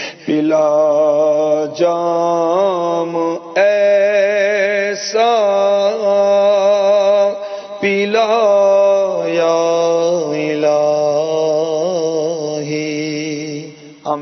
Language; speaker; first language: Urdu; native; Urdu